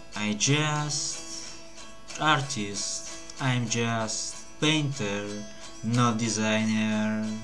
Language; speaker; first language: English; non-native, learner; Russian